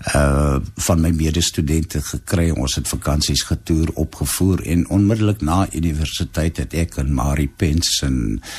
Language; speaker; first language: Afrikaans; native; Afrikaans